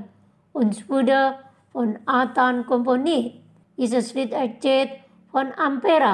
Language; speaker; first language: German; non-native, fluent; Indonesian